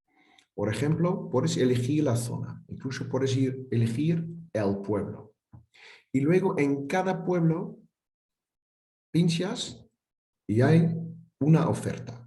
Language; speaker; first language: Spanish; non-native, fluent; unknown